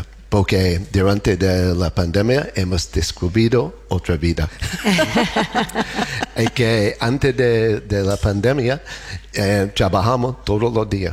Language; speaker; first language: Spanish; non-native, learner; English